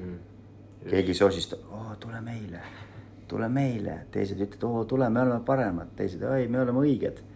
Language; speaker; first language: Estonian; early bilingual, other home language; Russian